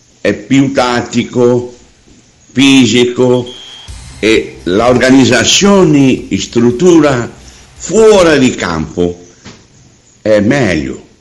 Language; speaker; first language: Italian; non-native, learner; Portuguese